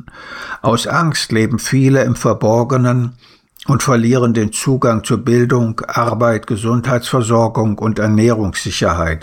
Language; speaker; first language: German; native; German